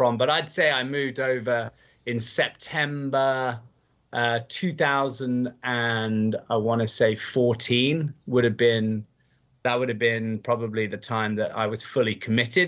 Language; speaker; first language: English; native; English